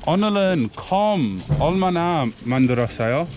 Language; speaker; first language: Korean; non-native, learner; English